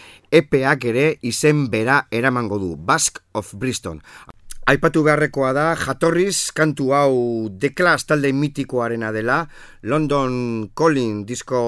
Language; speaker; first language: Basque; native; Basque